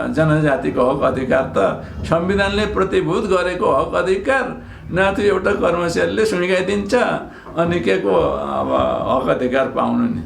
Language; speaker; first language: Nepali; non-native, local second language; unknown